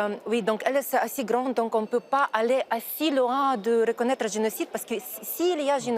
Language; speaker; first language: French; non-native, fluent; Ukrainian